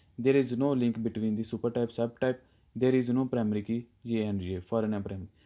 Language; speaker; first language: English; non-native, local second language; Urdu